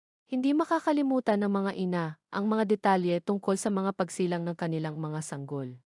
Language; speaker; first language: Filipino; native; Filipino